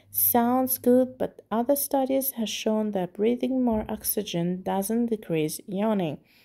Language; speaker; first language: English; non-native, fluent; Azerbaijani